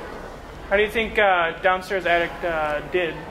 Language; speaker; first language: English; native; English